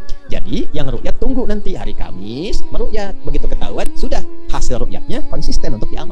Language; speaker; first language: Indonesian; native; Indonesian